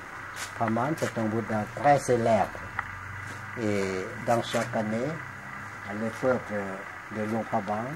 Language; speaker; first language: French; non-native, fluent; Lao